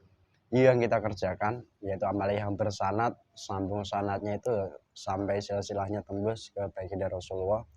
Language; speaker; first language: Indonesian; native; Indonesian